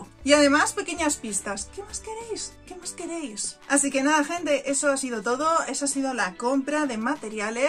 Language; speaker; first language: Spanish; native; Spanish